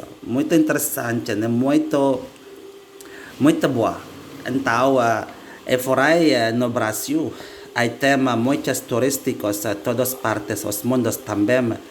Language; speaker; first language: Portuguese; non-native, learner; Indonesian